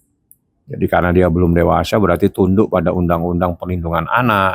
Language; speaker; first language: Indonesian; native; Indonesian